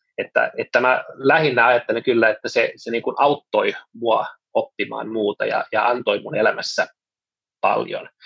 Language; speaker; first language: Finnish; non-native, local second language; Swedish